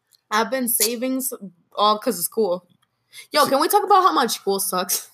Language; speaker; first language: English; non-native, local second language; Spanish